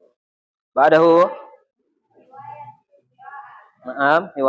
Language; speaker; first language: Arabic; non-native, fluent; Indonesian